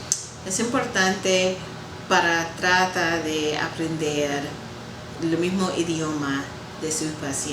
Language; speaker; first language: Spanish; non-native, learner; English